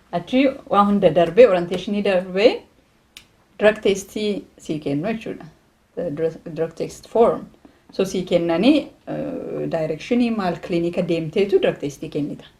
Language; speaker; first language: Oromo; native; Oromo